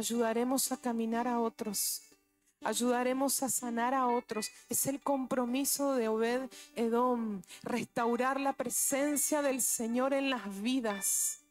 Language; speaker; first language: Spanish; native; Spanish